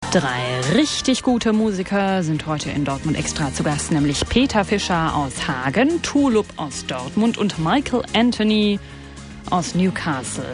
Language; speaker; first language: German; native; German